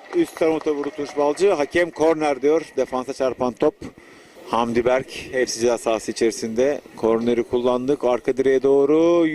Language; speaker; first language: Turkish; native; Turkish